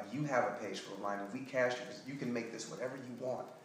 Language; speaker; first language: English; native; English